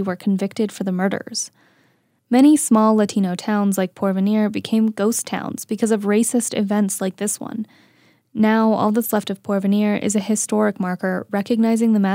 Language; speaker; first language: English; native; English